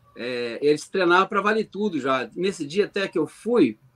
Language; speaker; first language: Portuguese; native; Portuguese